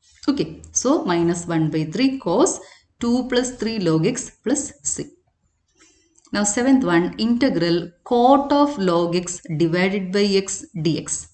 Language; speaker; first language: English; non-native, local second language; Malayalam